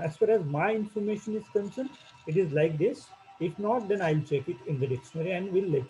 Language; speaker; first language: English; non-native, local second language; Marathi